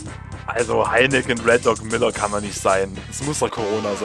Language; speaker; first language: German; native; German